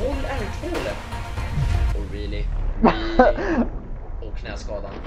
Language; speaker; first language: Swedish; native; Swedish